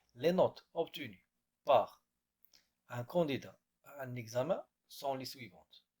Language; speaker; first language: French; non-native, local second language; Arabic